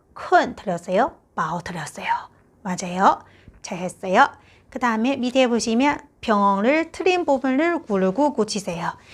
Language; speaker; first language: Korean; non-native, fluent; Chinese